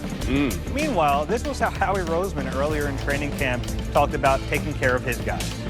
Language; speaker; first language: English; native; English